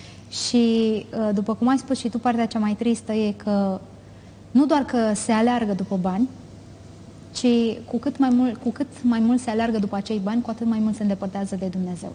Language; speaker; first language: Romanian; native; Romanian